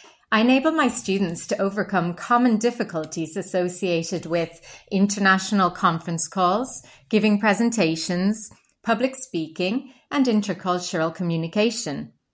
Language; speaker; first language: English; native; English